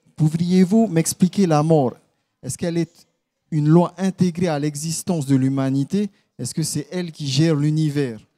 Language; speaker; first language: French; native; French